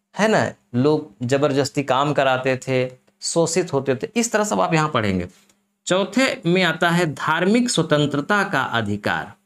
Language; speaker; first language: Hindi; native; Hindi